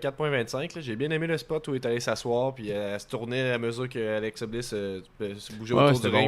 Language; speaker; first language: French; native; French